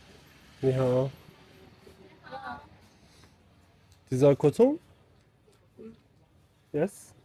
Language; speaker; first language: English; non-native, fluent; Persian